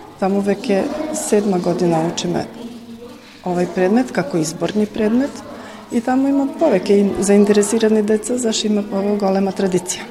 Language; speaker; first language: Macedonian; early bilingual, heritage; Macedonian